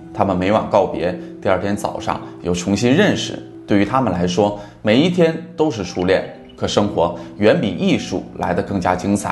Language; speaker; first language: Chinese; native; Chinese